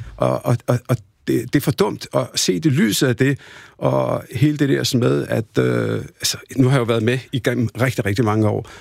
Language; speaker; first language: Danish; early bilingual, other home language; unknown